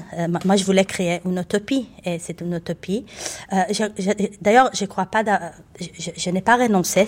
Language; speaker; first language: French; non-native, fluent; Hebrew